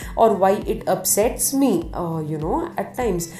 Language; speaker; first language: English; non-native, local second language; Tamil